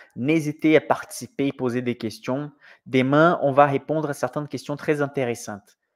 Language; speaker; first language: French; non-native, fluent; Portuguese